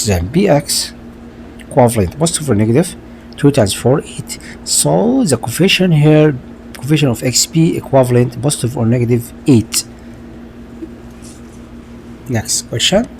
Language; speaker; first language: English; non-native, local second language; Arabic